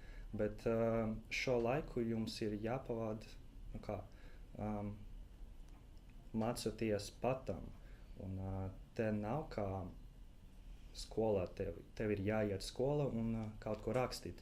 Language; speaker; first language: Latvian; non-native, local second language; Russian